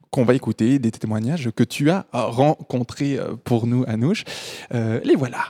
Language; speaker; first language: French; native; French